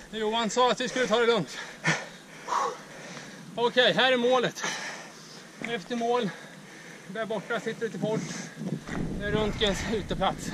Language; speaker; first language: Swedish; native; Swedish